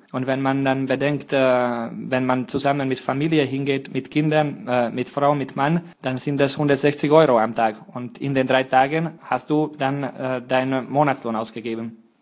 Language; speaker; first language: German; non-native, fluent; Hungarian